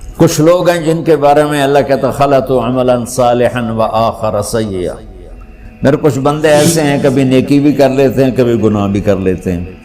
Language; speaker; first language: Urdu; non-native, local second language; Punjabi